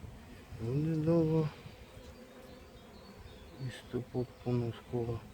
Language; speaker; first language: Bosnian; non-native, learner; Russian